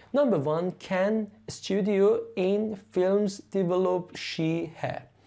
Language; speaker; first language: English; non-native, fluent; Persian